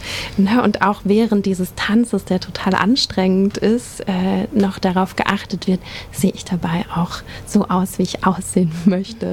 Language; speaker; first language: German; native; German